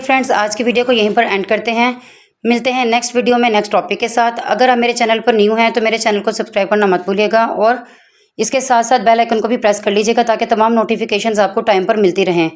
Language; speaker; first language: Hindi; native; Hindi